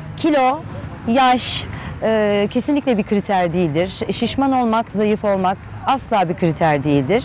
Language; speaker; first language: Turkish; native; Turkish